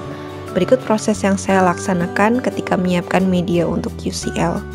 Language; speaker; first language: Indonesian; native; Indonesian